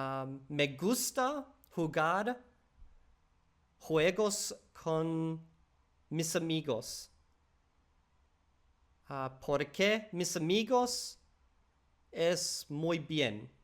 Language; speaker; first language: Spanish; non-native, learner; English